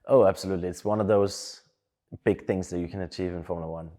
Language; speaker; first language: English; non-native, fluent; Danish